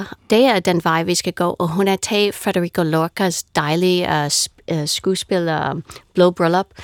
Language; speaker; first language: Danish; non-native, fluent; English